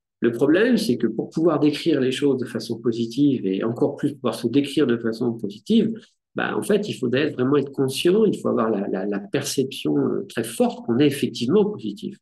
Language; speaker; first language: French; native; French